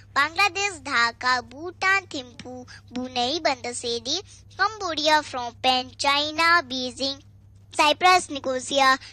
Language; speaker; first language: Hindi; native; Hindi